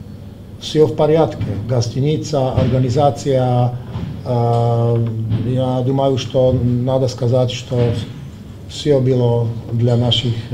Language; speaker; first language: Russian; non-native, learner; Slovak